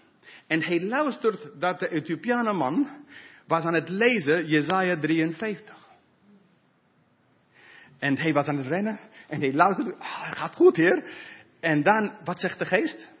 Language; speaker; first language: Dutch; non-native, fluent; English